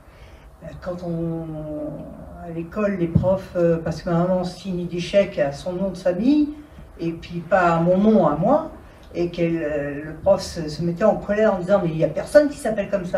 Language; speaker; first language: French; native; French